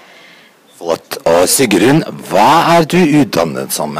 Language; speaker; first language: Norwegian; non-native, fluent; Serbian